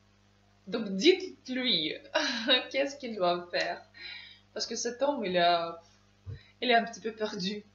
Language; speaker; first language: French; non-native, learner; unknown